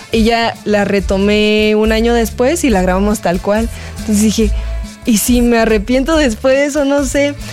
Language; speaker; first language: Spanish; non-native, fluent; Korean